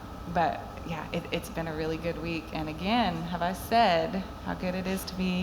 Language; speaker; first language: English; native; English